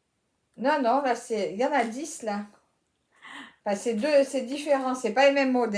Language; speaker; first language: French; native; French